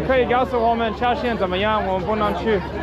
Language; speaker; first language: Chinese; non-native, learner; English